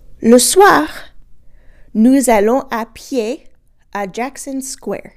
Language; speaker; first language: French; non-native, fluent; English